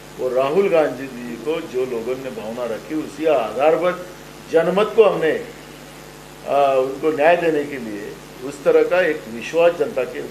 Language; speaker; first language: Hindi; non-native, local second language; Marathi